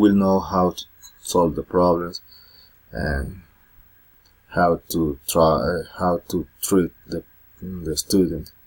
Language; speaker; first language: English; non-native, learner; Spanish